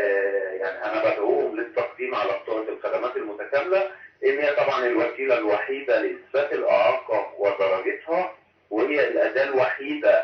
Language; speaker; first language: Arabic; native; Arabic